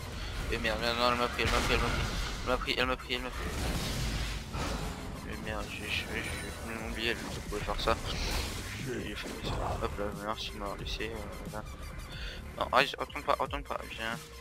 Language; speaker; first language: French; native; French